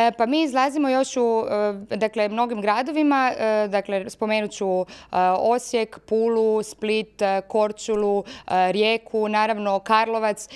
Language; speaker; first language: Croatian; native; Croatian